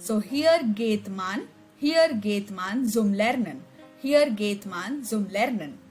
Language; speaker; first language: German; non-native, learner; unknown